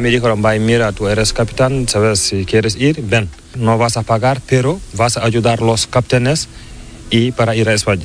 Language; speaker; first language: Spanish; non-native, learner; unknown